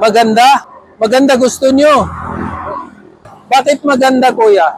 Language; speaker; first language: Filipino; non-native, learner; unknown